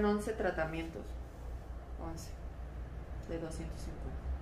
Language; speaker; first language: Spanish; native; Spanish